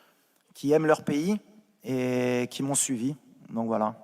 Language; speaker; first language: French; native; French